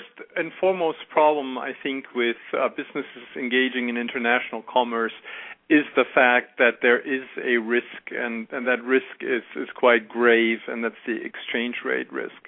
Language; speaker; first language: English; non-native, fluent; German